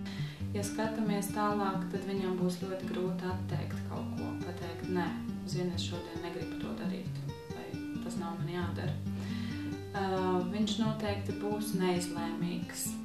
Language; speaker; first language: Latvian; native; Latvian